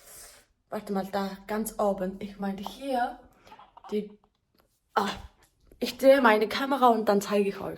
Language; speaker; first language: German; non-native, learner; Mongolian